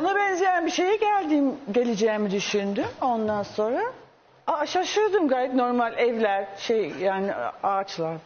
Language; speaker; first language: Turkish; non-native, fluent; English